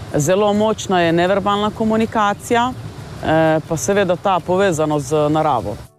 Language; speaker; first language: Slovenian; non-native, local second language; Romany